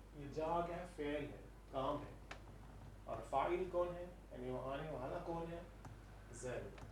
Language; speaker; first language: Urdu; native; Urdu